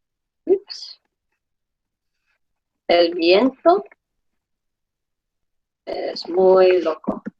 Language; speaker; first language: Spanish; non-native, fluent; English